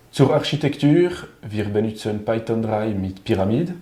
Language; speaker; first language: German; non-native, learner; French